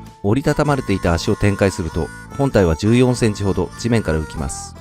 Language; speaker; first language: Japanese; native; Japanese